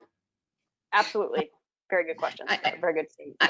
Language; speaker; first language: English; native; English